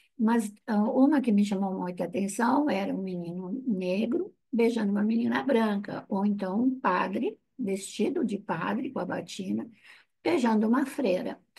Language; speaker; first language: Portuguese; non-native, fluent; Italian